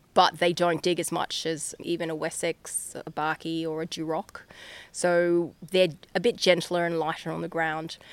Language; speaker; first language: English; native; English